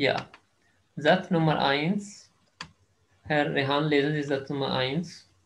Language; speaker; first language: German; non-native, fluent; Urdu